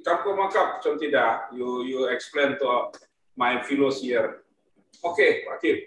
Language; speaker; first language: English; non-native, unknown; Indonesian